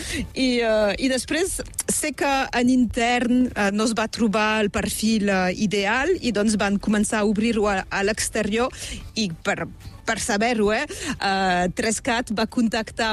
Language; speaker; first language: Catalan; native; Catalan